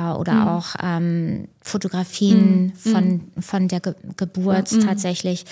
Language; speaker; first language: German; native; German